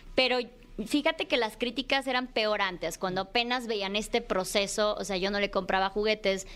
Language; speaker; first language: Spanish; native; Spanish